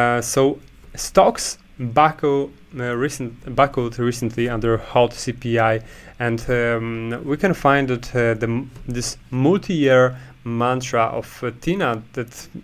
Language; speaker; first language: English; non-native, fluent; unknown